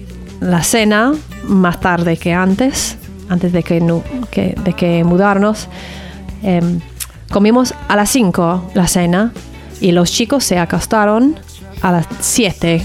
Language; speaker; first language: Spanish; non-native, learner; English